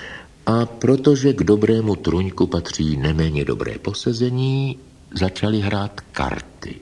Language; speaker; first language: Czech; native; Czech